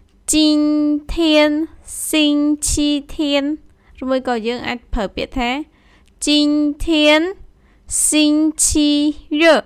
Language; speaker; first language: Chinese; non-native, fluent; Khmer